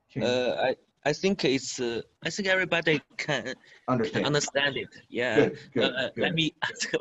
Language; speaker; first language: English; non-native, learner; Chinese